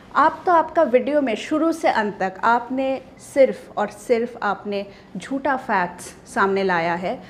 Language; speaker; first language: Hindi; non-native, local second language; Bangla